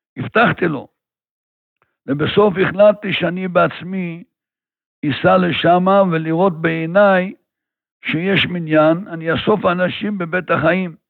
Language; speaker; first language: Hebrew; native; Hebrew